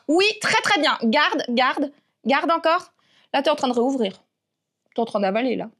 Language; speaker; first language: French; native; French